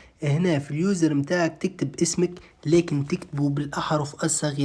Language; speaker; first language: Arabic; native; Arabic